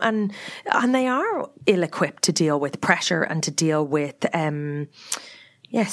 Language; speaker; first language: English; native; English